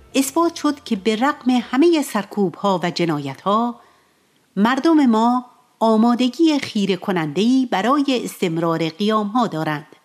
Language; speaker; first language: Persian; native; Persian